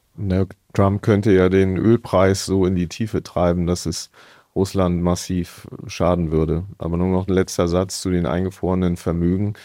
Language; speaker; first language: German; native; German